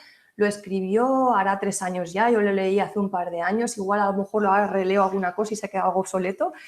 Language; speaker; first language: Spanish; native; Spanish